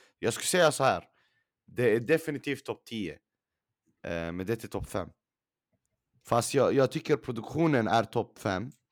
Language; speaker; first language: Swedish; early bilingual, other home language; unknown